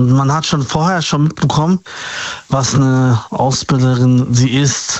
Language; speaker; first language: German; native; German